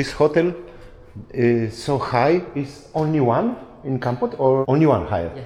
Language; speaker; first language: English; non-native, learner; Polish